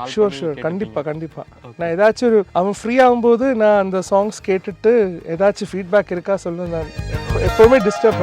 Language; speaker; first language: Tamil; non-native, learner; Malayalam